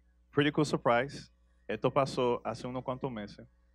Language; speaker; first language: Spanish; early bilingual, heritage; Spanish